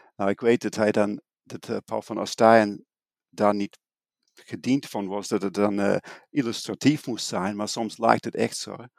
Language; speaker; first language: Dutch; non-native, fluent; English